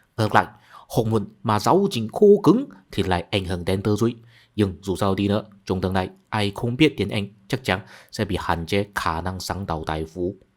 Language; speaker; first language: Vietnamese; non-native, fluent; Chinese